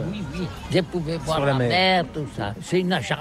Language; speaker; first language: French; non-native, learner; Catalan